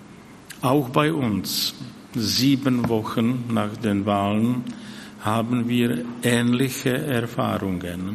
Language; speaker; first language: German; non-native, fluent; Czech